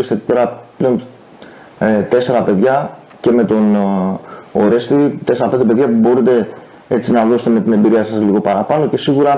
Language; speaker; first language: Greek; native; Greek